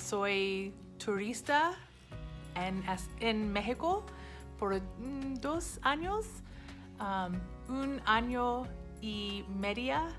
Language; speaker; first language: Spanish; non-native, learner; English